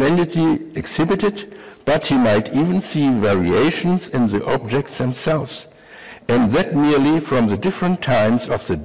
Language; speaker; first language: English; non-native, fluent; German